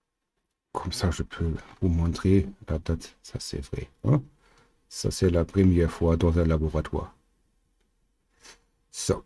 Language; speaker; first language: French; non-native, learner; German